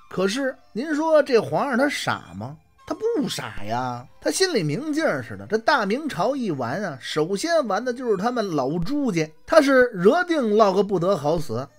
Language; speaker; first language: Chinese; native; Chinese